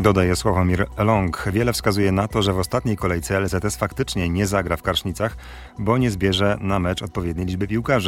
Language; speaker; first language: Polish; native; Polish